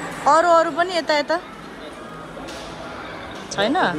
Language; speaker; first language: English; non-native, learner; Nepali